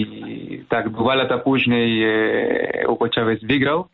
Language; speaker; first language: Polish; non-native, fluent; Spanish